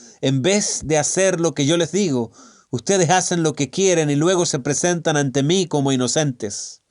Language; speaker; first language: Spanish; native; Spanish